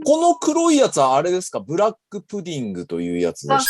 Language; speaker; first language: Japanese; native; Japanese